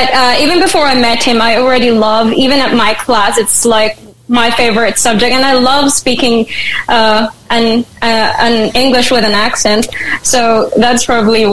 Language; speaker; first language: English; non-native, local second language; Filipino